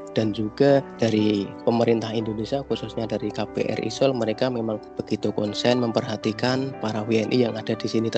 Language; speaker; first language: Indonesian; native; Indonesian